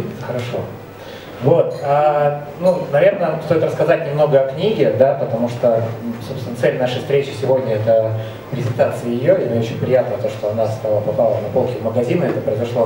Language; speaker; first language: Russian; native; Russian